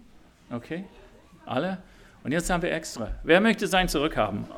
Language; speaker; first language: German; non-native, fluent; English